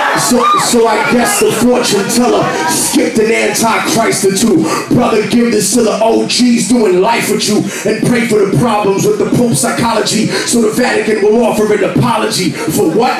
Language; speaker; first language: English; early bilingual, other home language; Spanish